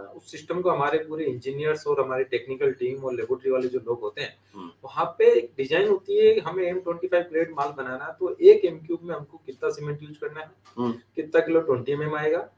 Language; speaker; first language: Hindi; native; Hindi